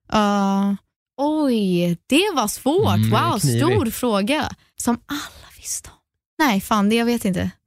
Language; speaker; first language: Swedish; early bilingual, heritage; Swedish